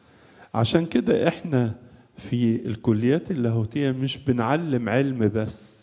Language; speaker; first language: Arabic; native; Arabic